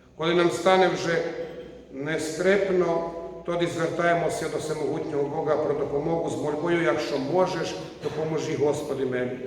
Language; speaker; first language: Ukrainian; non-native, learner; Croatian